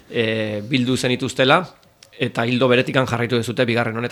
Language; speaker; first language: Basque; native; Basque